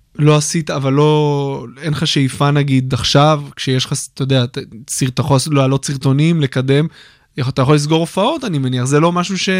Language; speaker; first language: Hebrew; native; Hebrew